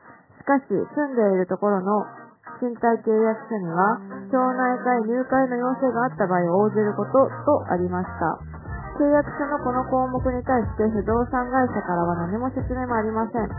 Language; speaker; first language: Japanese; native; Japanese